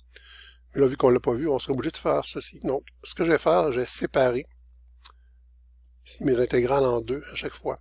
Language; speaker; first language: French; native; French